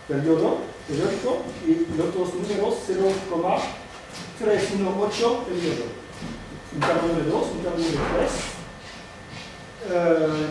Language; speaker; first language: Spanish; non-native, fluent; French